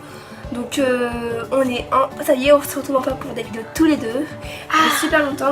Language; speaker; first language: French; native; French